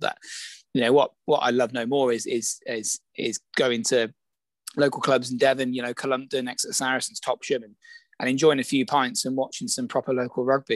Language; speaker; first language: English; native; English